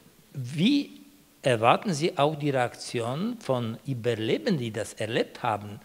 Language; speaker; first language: German; non-native, fluent; Polish